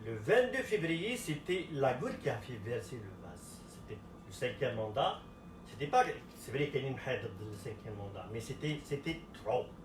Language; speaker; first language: French; non-native, local second language; Arabic